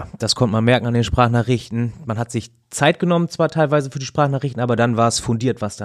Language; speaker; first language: German; native; German